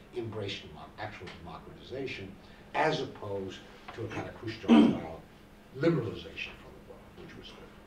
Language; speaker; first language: English; native; English